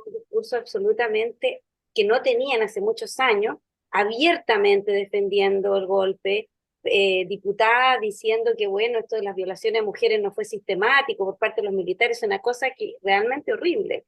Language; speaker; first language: Spanish; native; Spanish